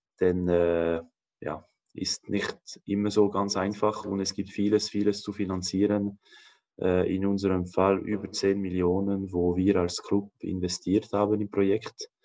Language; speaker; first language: German; non-native, local second language; French